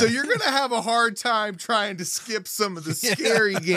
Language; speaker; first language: English; native; English